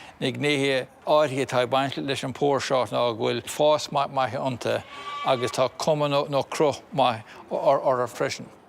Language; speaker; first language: Irish; native; Irish